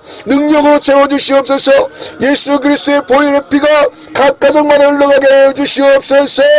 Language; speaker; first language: Korean; native; Korean